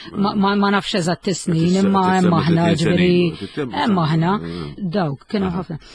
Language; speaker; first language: Maltese; native; Maltese